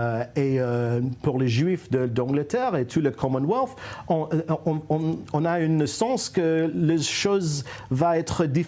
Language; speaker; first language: French; non-native, fluent; English